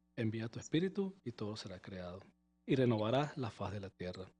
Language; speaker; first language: Spanish; native; Spanish